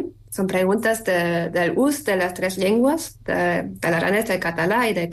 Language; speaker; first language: Catalan; non-native, fluent; German